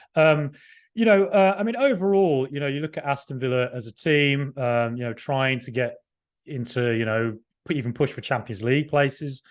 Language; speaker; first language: English; native; English